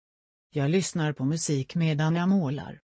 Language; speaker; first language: Swedish; non-native, learner; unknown